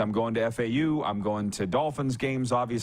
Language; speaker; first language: English; native; English